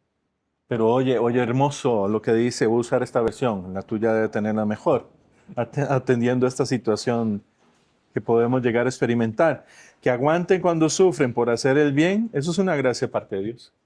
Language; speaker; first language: Spanish; native; Spanish